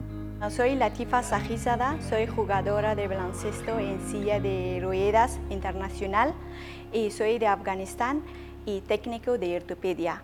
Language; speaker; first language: Spanish; non-native, learner; Persian